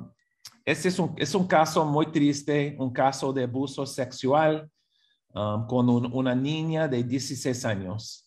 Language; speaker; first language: Spanish; non-native, fluent; English